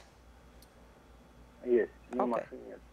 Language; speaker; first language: Russian; non-native, learner; Armenian